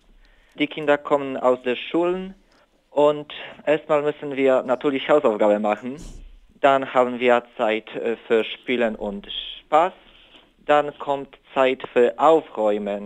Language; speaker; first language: German; non-native, learner; Polish